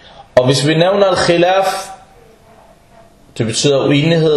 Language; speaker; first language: Danish; non-native, fluent; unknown